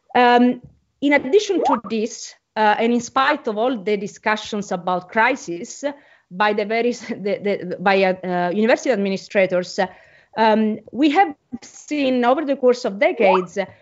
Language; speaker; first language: English; non-native, fluent; Italian